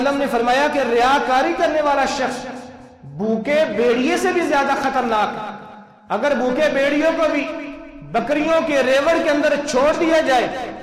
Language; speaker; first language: Urdu; non-native, local second language; Punjabi